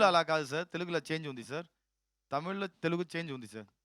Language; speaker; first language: Telugu; non-native, learner; Tamil